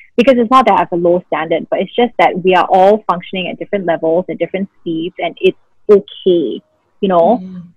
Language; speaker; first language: English; native; English